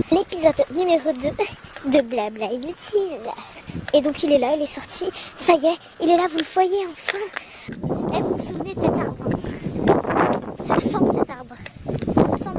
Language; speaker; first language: French; native; French